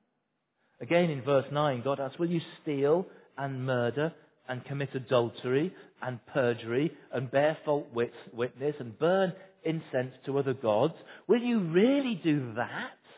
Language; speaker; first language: English; native; English